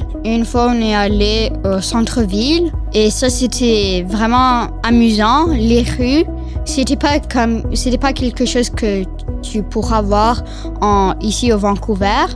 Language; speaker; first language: French; non-native, local second language; English